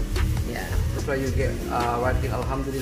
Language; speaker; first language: English; non-native, learner; Indonesian